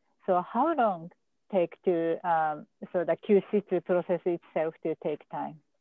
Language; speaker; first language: English; non-native, fluent; Japanese